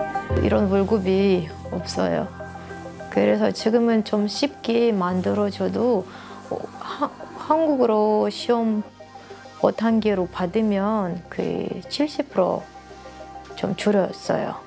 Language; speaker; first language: Korean; non-native, learner; Russian